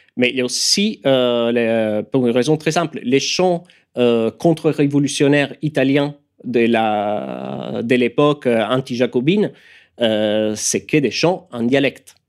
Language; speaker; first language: French; non-native, fluent; Italian